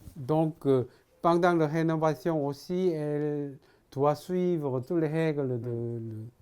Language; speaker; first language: French; non-native, fluent; Korean